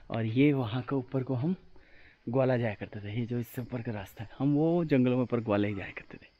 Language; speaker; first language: Hindi; native; Hindi